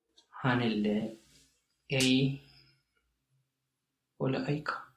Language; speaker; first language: Finnish; non-native, learner; English